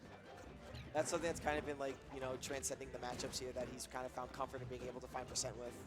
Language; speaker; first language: English; native; English